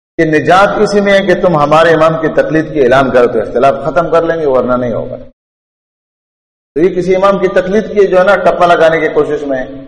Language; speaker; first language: Urdu; non-native, local second language; Pashto